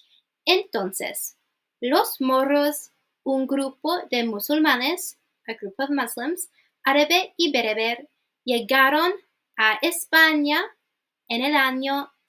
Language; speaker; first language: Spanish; non-native, fluent; English